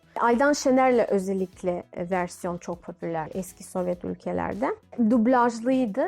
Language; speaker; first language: Turkish; non-native, fluent; Russian